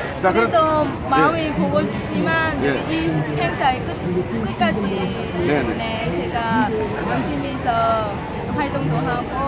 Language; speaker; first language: Korean; non-native, learner; Vietnamese